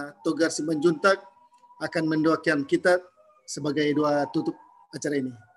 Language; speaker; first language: Indonesian; native; Indonesian